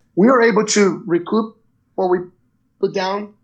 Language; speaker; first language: English; non-native, fluent; Portuguese